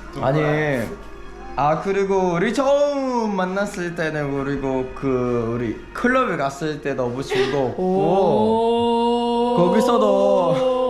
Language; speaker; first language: Korean; non-native, learner; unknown